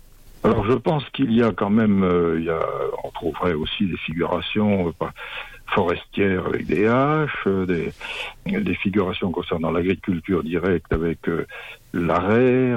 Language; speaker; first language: French; native; French